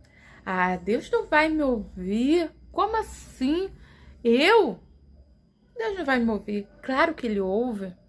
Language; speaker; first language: Portuguese; native; Portuguese